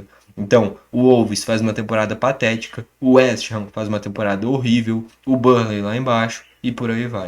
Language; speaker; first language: Portuguese; native; Portuguese